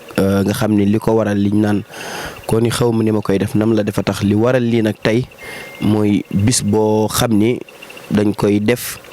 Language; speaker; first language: Wolof; native; Wolof